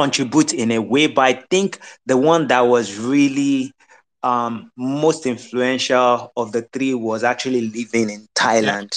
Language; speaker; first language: English; non-native, local second language; Yoruba